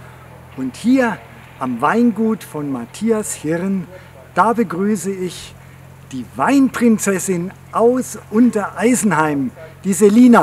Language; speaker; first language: German; native; German